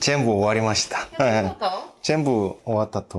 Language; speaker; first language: Japanese; non-native, learner; Korean